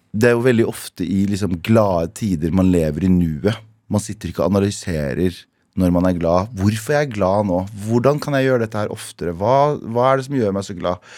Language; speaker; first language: Norwegian; early bilingual, other home language; Kurdish